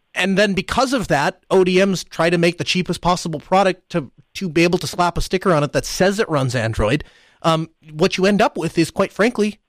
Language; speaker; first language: English; early bilingual, other home language; Hindi